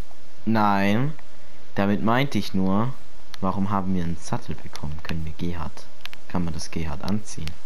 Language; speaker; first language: German; native; German